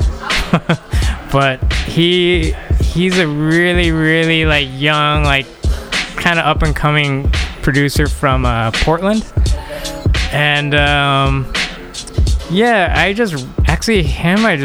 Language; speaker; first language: English; native; English